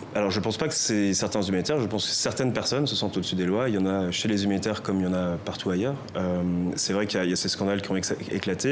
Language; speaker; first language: French; native; French